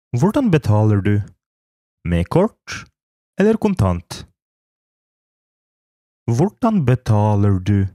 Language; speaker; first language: Norwegian; non-native, fluent; Polish